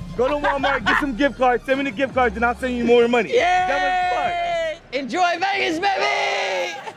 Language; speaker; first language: English; native; English